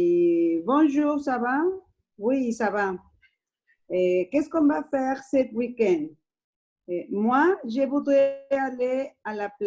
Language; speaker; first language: French; non-native, learner; Spanish